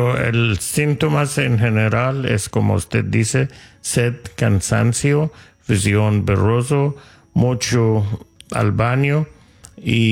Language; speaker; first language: Spanish; non-native, fluent; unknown